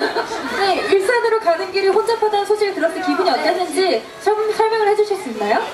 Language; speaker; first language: Korean; native; Korean